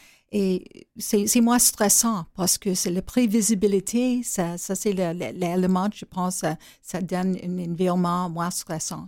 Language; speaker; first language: French; non-native, learner; English